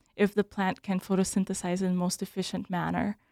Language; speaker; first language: English; native; English